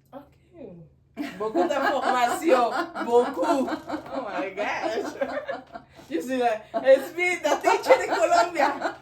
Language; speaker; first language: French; non-native, learner; Spanish